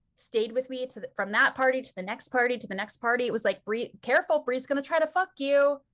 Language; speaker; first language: English; native; English